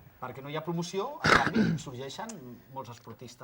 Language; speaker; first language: Catalan; native; Catalan